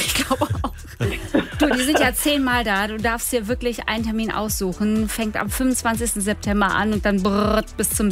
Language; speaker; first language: German; native; German